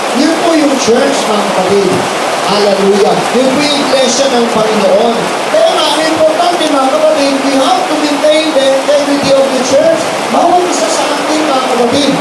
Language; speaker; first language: Filipino; non-native, local second language; Cebuano